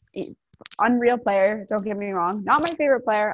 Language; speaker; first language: English; native; English